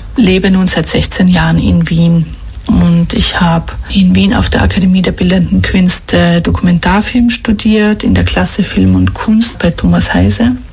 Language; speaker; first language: German; non-native, local second language; Slovenian